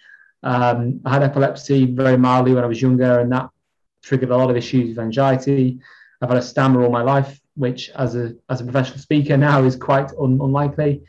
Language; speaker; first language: English; native; English